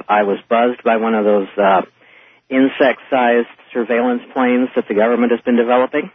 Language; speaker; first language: English; native; English